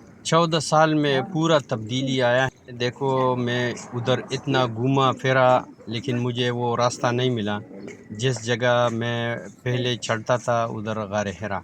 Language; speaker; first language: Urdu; non-native, local second language; Pashto